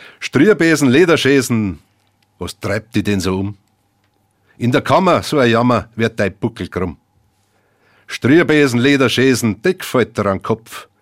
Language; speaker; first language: German; native; German